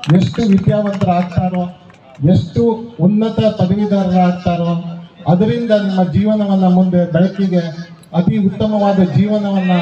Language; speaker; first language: Kannada; native; Kannada